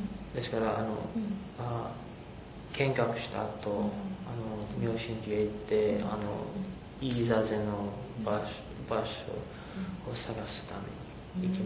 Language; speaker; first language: Japanese; non-native, learner; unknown